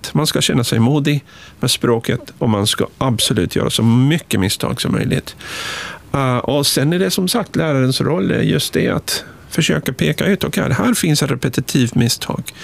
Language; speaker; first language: Swedish; non-native, fluent; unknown